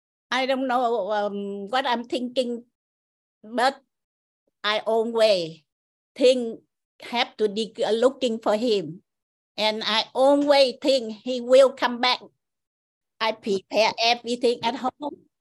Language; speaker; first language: English; non-native, learner; Vietnamese